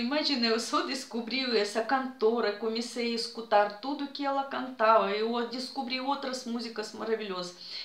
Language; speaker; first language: Portuguese; non-native, fluent; Russian